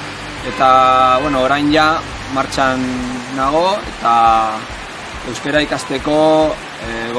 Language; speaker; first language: Basque; non-native, learner; Catalan